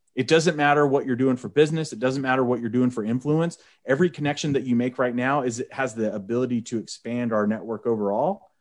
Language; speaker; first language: English; native; English